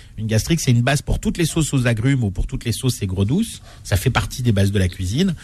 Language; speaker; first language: French; native; French